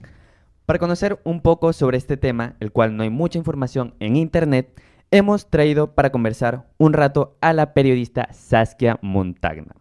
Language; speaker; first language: Spanish; native; Spanish